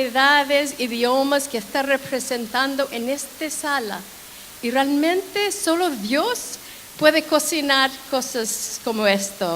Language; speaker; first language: Spanish; non-native, fluent; English